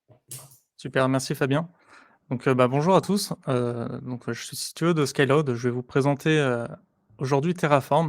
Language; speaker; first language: French; native; French